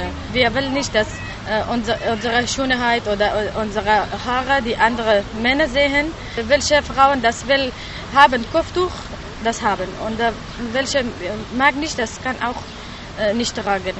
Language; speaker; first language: German; non-native, learner; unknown